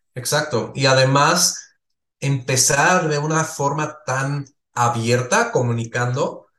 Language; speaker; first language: Spanish; non-native, fluent; Swiss German